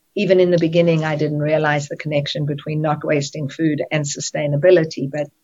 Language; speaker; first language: English; native; English